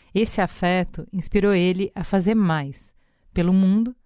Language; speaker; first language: Portuguese; native; Portuguese